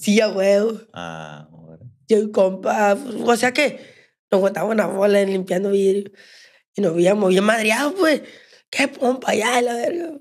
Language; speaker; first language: Spanish; native; Spanish